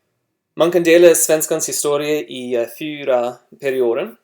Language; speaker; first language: Swedish; non-native, learner; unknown